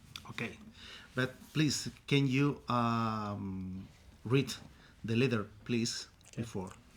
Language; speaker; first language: English; non-native, learner; Spanish